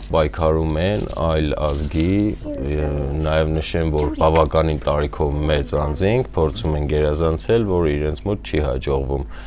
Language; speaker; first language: Armenian; native; Armenian